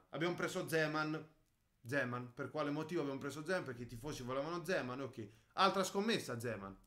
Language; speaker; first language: Italian; native; Italian